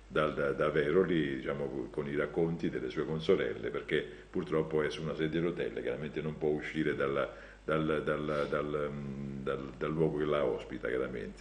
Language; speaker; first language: Italian; native; Italian